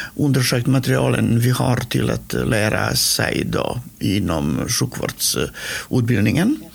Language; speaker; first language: Swedish; non-native, fluent; Macedonian